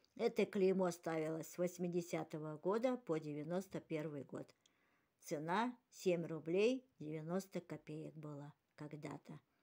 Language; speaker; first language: Russian; native; Russian